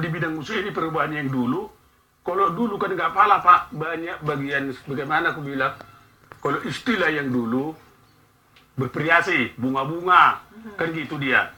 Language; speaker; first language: Indonesian; non-native, local second language; Batak Toba